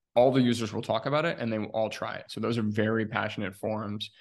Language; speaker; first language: English; native; English